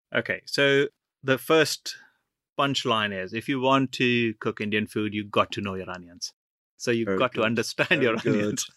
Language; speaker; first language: English; non-native, local second language; Punjabi